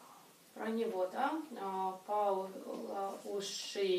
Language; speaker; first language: Italian; non-native, learner; Russian